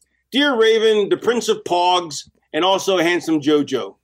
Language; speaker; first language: English; native; English